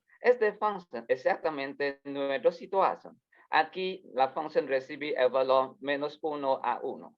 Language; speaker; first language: Spanish; non-native, learner; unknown